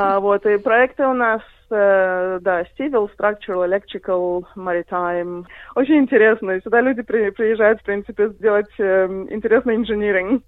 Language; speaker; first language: Russian; early bilingual, heritage; Russian